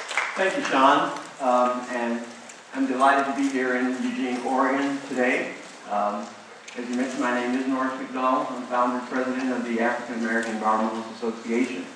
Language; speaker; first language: English; native; English